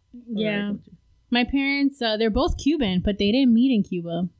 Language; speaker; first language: English; early bilingual, other home language; Spanish